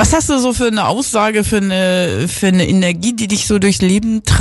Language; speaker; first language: German; native; German